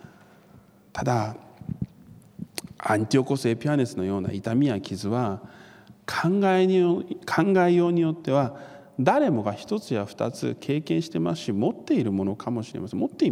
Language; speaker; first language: Japanese; non-native, fluent; Korean